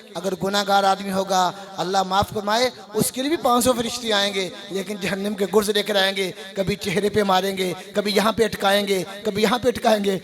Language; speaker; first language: Urdu; non-native, local second language; Punjabi